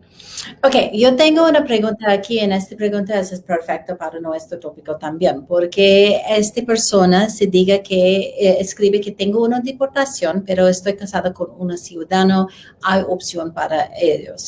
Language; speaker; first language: Spanish; non-native, learner; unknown